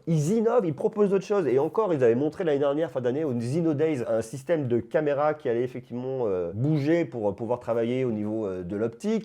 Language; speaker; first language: French; native; French